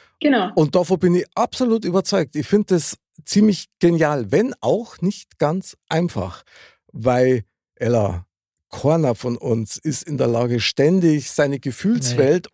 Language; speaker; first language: German; native; German